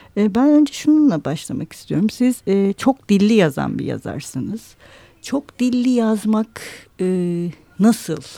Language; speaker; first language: Turkish; native; Turkish